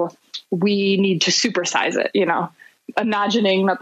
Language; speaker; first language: English; native; English